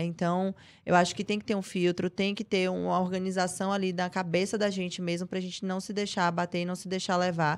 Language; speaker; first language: Portuguese; native; Portuguese